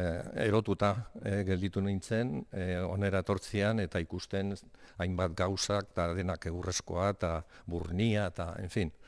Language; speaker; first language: Basque; non-native, local second language; Spanish